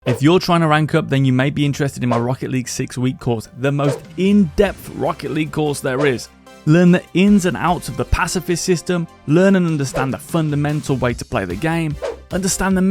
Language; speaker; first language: English; native; English